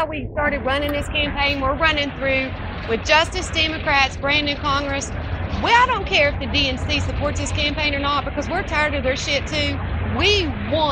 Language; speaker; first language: English; native; English